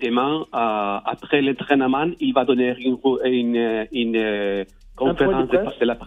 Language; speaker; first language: French; non-native, learner; Spanish